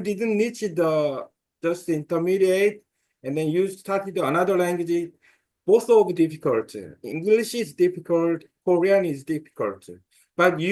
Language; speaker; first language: English; non-native, learner; Korean